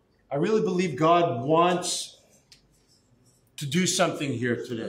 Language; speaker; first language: English; native; English